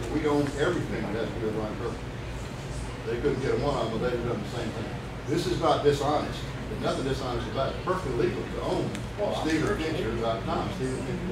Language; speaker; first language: English; native; English